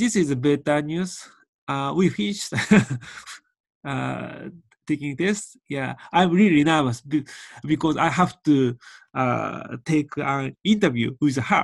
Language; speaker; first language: English; non-native, learner; Japanese